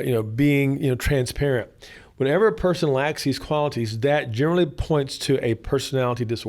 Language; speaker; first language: English; native; English